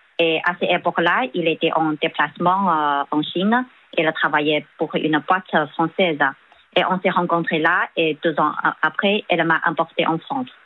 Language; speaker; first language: French; non-native, fluent; Chinese